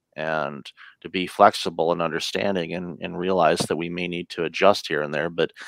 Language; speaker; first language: English; native; English